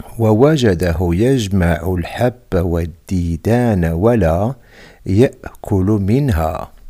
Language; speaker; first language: Arabic; non-native, fluent; Indonesian